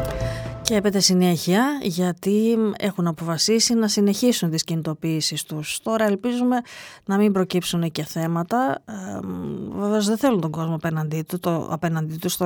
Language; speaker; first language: Greek; native; Greek